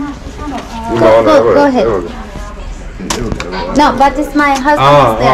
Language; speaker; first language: English; non-native, fluent; Spanish